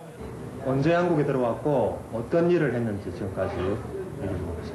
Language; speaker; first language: Korean; native; Korean